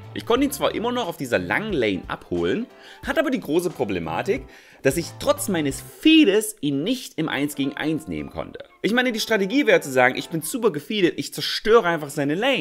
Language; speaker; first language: German; native; German